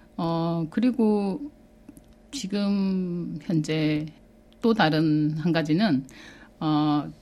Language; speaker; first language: Korean; native; Korean